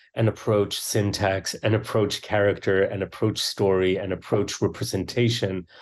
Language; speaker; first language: English; early bilingual, other home language; Swedish